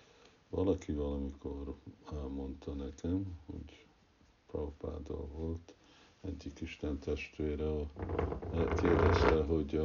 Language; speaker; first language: Hungarian; early bilingual, heritage; Hungarian